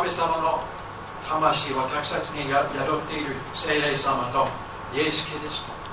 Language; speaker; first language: Japanese; non-native, fluent; English